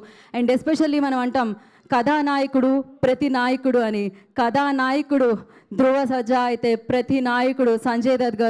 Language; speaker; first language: Telugu; native; Telugu